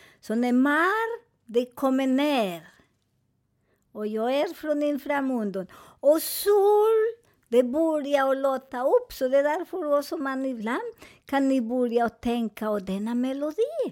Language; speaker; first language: Swedish; non-native, fluent; Spanish